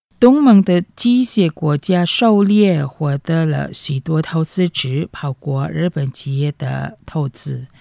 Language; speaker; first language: Chinese; non-native, fluent; Indonesian